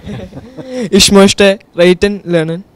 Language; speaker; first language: German; non-native, learner; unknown